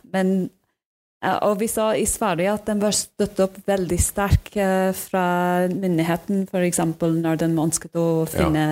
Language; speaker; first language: Norwegian; non-native, fluent; English